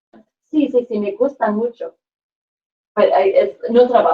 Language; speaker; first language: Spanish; non-native, fluent; English